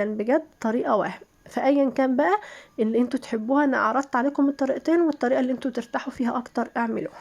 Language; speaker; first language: Arabic; native; Arabic